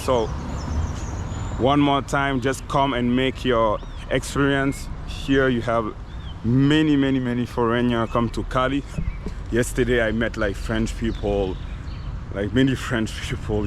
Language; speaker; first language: English; non-native, fluent; French